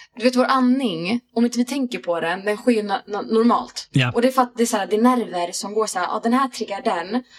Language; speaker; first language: Swedish; native; Swedish